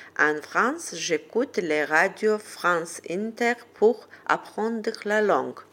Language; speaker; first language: French; non-native, learner; Azerbaijani